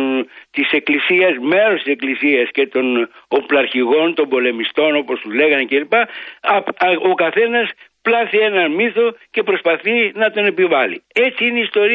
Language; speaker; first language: Greek; native; Greek